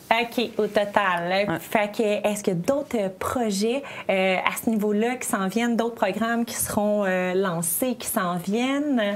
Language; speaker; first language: French; native; French